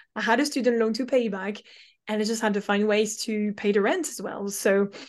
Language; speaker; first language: English; non-native, fluent; French